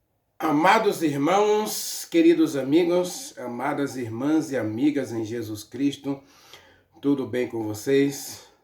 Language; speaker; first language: Portuguese; native; Portuguese